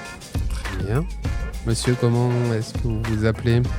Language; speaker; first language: French; native; French